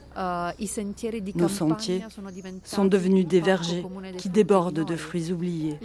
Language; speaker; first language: French; non-native, fluent; Italian